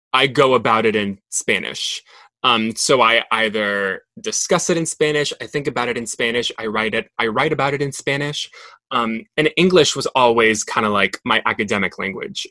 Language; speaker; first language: English; non-native, fluent; Spanish